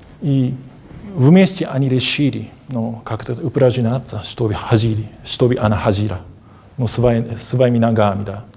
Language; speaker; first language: Russian; non-native, fluent; Japanese